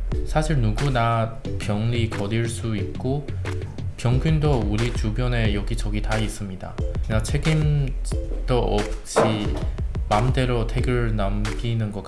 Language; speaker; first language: Korean; non-native, learner; Chinese